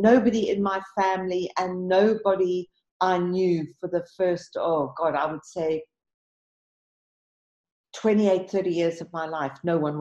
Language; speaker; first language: English; native; English